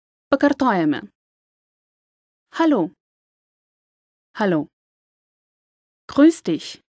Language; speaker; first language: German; non-native, fluent; Lithuanian